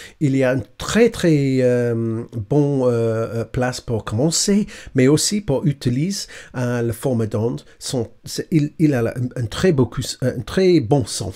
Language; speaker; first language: French; non-native, learner; English